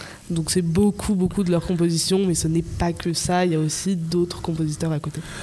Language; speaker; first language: French; native; French